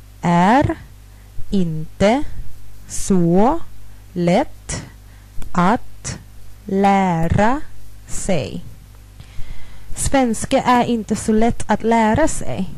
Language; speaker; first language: Swedish; non-native, fluent; Thai